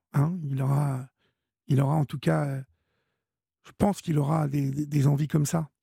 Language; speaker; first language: French; native; French